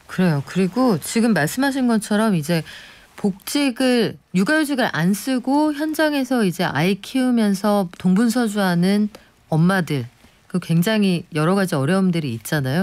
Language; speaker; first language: Korean; native; Korean